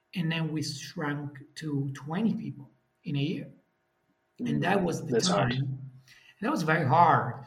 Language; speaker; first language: English; non-native, fluent; Italian